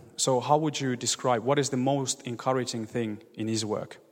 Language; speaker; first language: English; non-native, fluent; Finnish